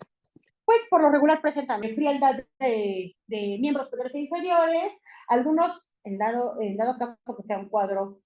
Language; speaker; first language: Spanish; native; Spanish